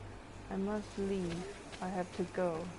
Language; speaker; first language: English; non-native, learner; Chinese